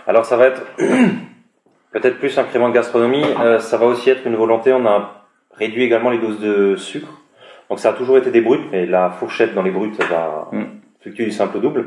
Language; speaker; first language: French; native; French